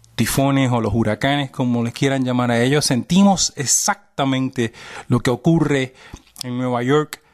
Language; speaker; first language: Spanish; early bilingual, heritage; Spanish